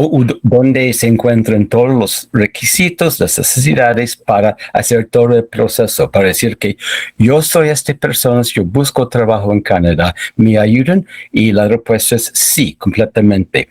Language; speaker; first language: Spanish; non-native, fluent; English